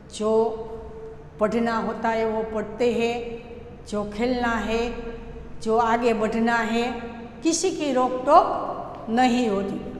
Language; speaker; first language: Hindi; non-native, local second language; Gujarati